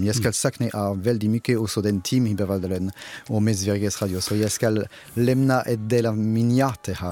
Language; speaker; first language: Swedish; non-native, fluent; French